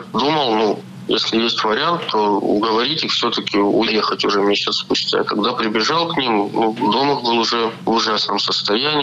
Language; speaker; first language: Russian; native; Russian